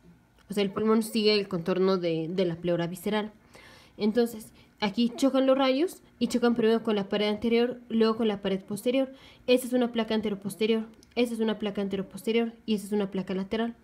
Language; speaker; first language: Spanish; native; Spanish